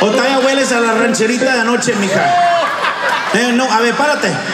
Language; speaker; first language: Spanish; early bilingual, heritage; Spanish